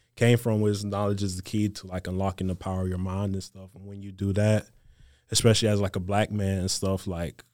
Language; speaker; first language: English; native; English